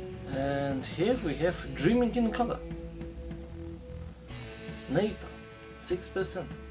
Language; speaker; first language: English; non-native, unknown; Polish